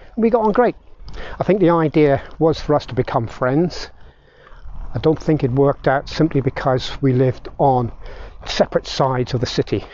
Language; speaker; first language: English; native; English